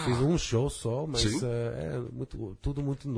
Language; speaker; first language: Portuguese; non-native, fluent; English